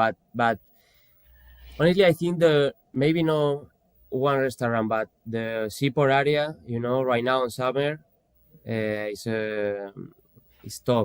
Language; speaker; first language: English; non-native, fluent; Spanish